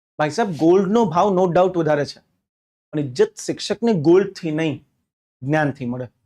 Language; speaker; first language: Gujarati; non-native, local second language; Hindi